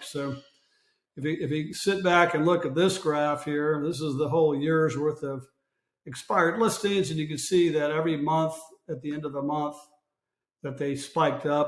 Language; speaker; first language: English; native; English